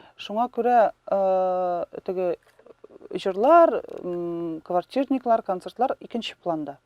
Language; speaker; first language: Tatar; non-native, local second language; Russian